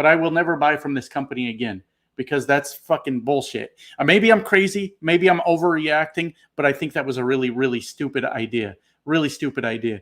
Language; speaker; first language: English; native; English